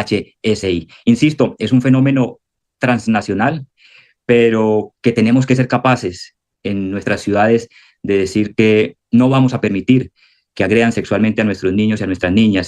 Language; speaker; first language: Spanish; native; Spanish